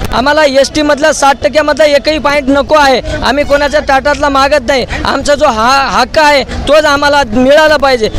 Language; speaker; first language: Marathi; non-native, local second language; Lambadi